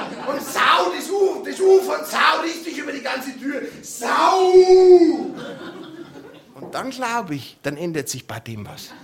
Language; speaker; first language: German; native; German